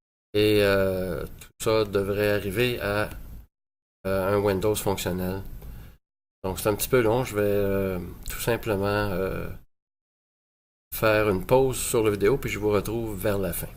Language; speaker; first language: French; native; French